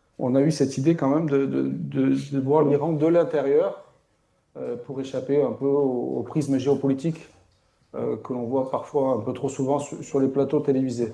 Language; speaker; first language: French; native; French